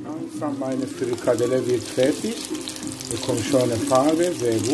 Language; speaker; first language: German; non-native, learner; Persian